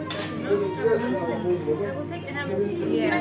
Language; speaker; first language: English; non-native, learner; Turkish